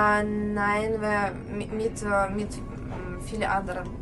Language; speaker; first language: German; non-native, learner; Russian